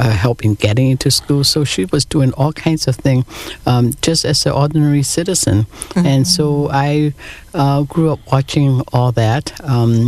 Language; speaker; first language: English; non-native, local second language; Cantonese